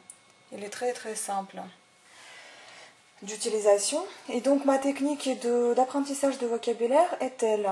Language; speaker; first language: French; native; French